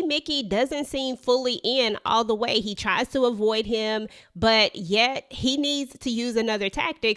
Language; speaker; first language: English; native; English